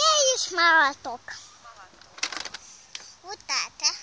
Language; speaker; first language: Russian; early bilingual, heritage; Russian